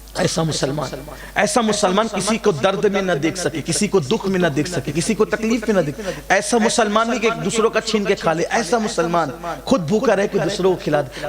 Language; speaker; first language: Urdu; native; Urdu